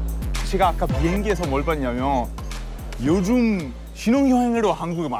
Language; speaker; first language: Korean; non-native, fluent; Italian